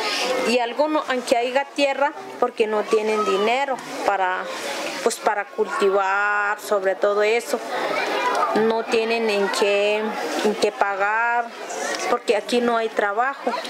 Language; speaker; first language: Spanish; non-native, local second language; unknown